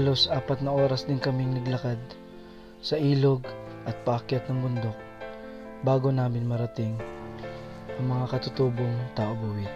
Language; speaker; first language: Filipino; native; Filipino